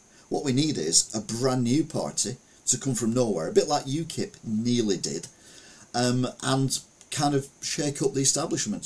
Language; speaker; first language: English; native; English